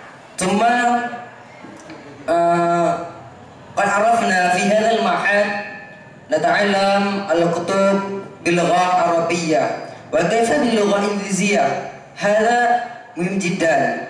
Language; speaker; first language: Arabic; non-native, learner; Indonesian